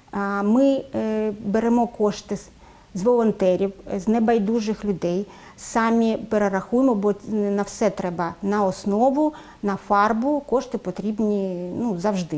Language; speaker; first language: Ukrainian; native; Ukrainian